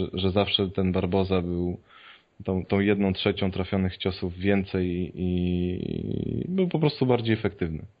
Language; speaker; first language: Polish; native; Polish